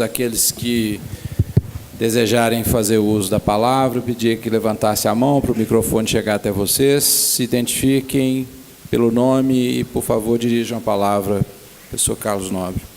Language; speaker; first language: Portuguese; native; Portuguese